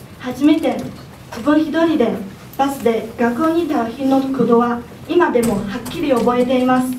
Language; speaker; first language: Japanese; non-native, fluent; Chinese